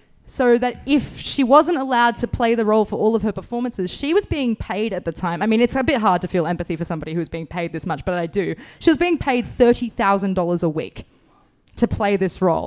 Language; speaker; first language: English; native; English